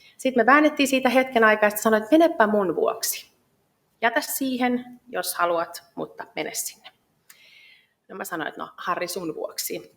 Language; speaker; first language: Finnish; native; Finnish